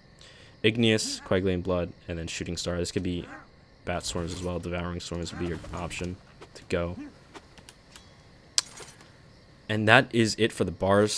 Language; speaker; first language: English; native; English